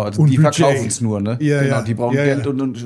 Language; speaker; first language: German; native; German